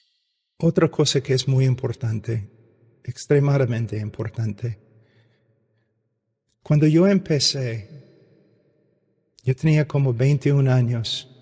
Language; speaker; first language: Spanish; non-native, fluent; English